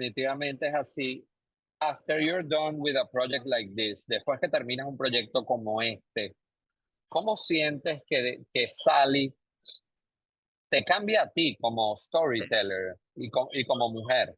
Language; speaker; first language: Spanish; native; Spanish